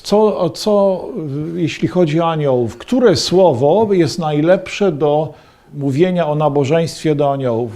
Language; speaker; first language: Polish; native; Polish